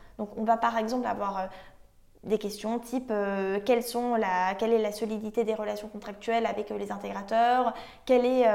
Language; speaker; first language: French; native; French